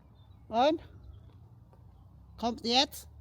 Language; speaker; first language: German; non-native, learner; Filipino